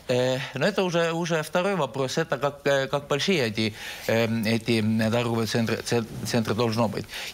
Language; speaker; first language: Russian; non-native, local second language; Estonian